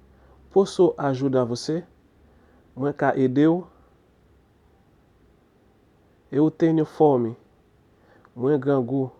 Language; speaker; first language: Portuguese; non-native, fluent; Haitian Creole